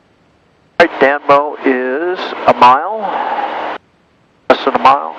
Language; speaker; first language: English; native; English